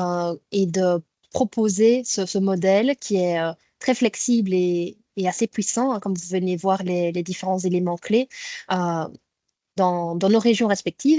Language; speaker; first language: French; native; French